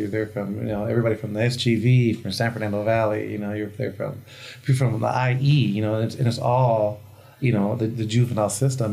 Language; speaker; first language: English; early bilingual, other home language; Spanish